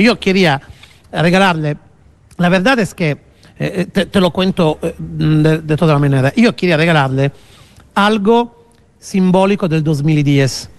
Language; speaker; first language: Spanish; non-native, fluent; Italian